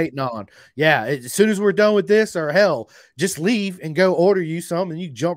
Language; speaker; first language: English; native; English